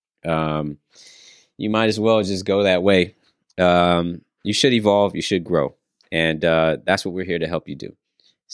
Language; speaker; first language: English; native; English